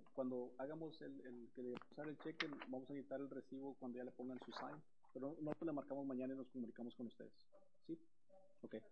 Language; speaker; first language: Spanish; early bilingual, heritage; Spanish